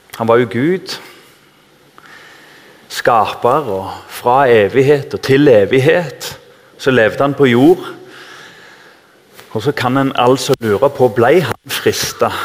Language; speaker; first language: Norwegian; native; Norwegian